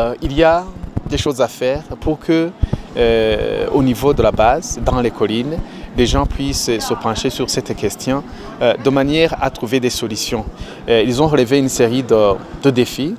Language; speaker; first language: French; non-native, local second language; Rundi